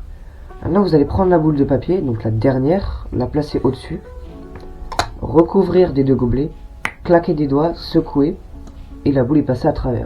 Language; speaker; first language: French; native; French